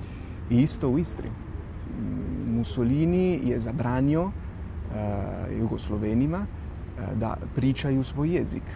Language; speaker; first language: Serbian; non-native, fluent; Italian